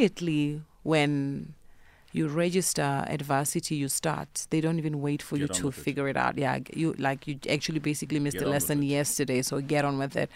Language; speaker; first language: English; non-native, local second language; Northern Sotho